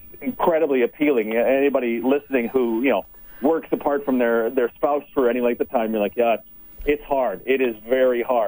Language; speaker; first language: English; native; English